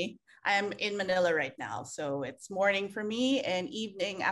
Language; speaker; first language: English; non-native, local second language; Filipino